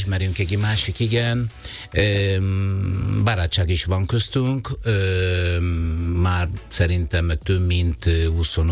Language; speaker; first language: Hungarian; non-native, fluent; Italian